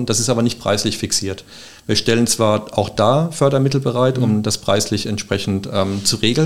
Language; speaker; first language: German; native; German